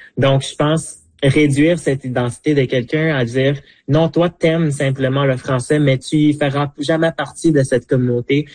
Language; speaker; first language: French; non-native, local second language; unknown